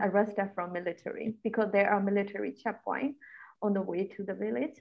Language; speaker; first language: English; non-native, fluent; Burmese